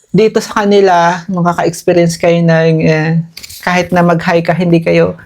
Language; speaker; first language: Filipino; native; Filipino